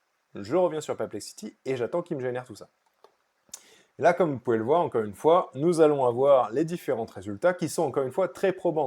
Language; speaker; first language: French; native; French